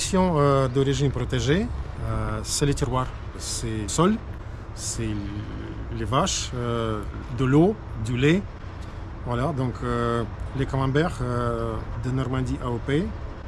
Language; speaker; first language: French; non-native, learner; Russian